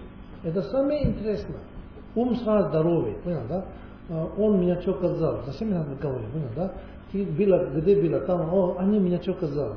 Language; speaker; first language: Russian; non-native, learner; Tibetan